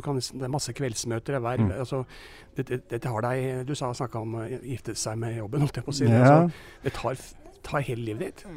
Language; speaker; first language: Norwegian; native; Norwegian